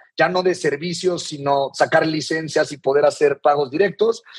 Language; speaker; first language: Spanish; native; Spanish